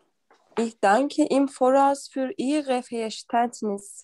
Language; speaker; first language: German; non-native, learner; Turkish